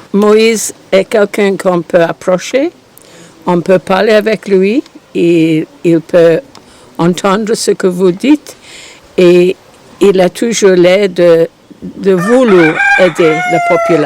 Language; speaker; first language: French; non-native, fluent; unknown